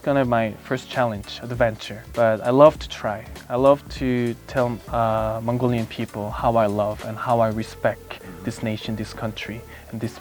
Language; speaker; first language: English; non-native, fluent; Korean